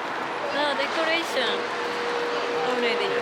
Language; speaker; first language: English; non-native, learner; Japanese